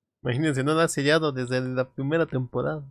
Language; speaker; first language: Spanish; native; Spanish